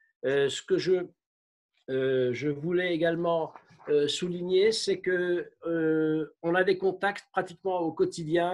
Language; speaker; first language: French; native; French